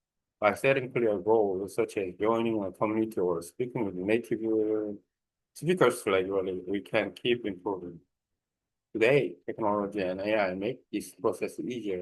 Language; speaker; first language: English; non-native, learner; Korean